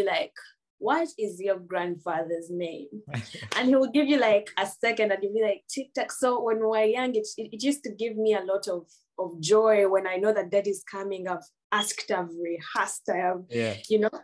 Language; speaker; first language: English; non-native, local second language; Ganda